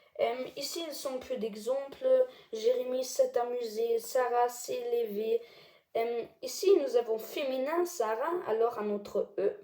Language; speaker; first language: French; non-native, learner; German